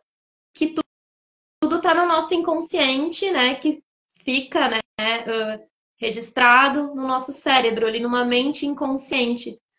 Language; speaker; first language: Portuguese; native; Portuguese